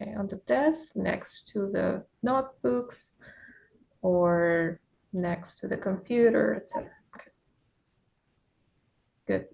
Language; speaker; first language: English; non-native, fluent; Spanish